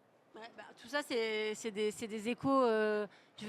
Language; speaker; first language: French; native; French